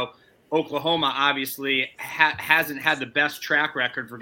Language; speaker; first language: English; native; English